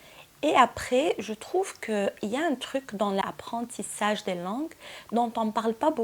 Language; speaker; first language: French; non-native, local second language; Arabic